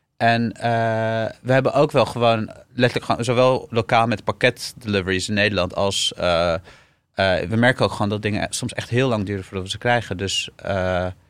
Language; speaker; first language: Dutch; early bilingual, other home language; Arabic